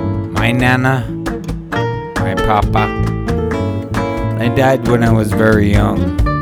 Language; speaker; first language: English; early bilingual, other home language; Spanish